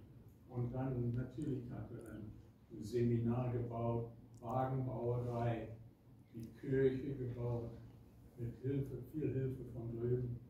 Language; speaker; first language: German; early bilingual, heritage; German